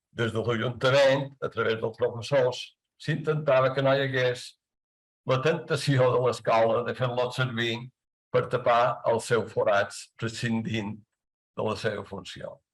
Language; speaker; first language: Catalan; native; Catalan